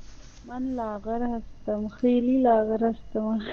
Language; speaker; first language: Persian; non-native, learner; Urdu